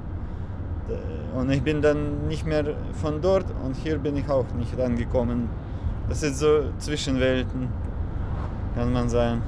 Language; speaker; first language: German; non-native, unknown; Russian